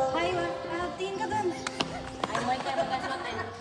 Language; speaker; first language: Filipino; native; Filipino